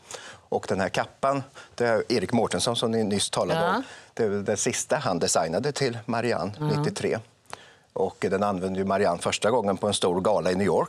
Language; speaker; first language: Swedish; native; Swedish